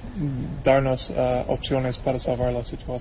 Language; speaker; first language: Spanish; non-native, fluent; English